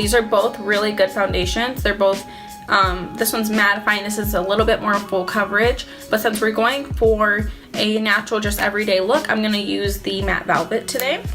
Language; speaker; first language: English; native; English